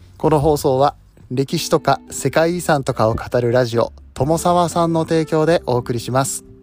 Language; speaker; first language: Japanese; native; Japanese